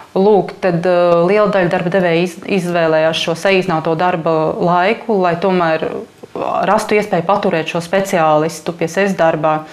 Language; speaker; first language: Latvian; native; Latvian